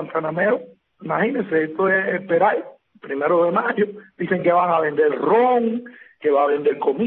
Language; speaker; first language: Spanish; native; Spanish